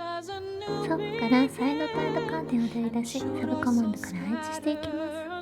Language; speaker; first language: Japanese; native; Japanese